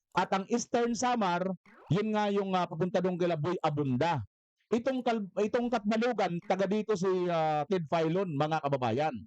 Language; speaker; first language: Filipino; non-native, local second language; Waray